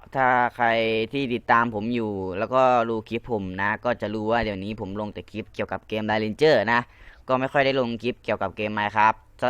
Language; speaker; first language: Thai; non-native, local second language; Lao